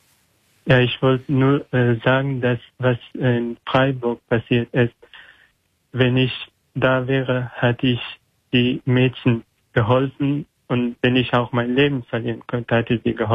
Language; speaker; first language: German; non-native, learner; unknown